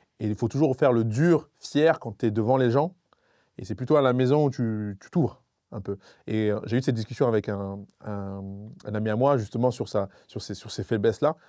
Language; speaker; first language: French; non-native, local second language; Sango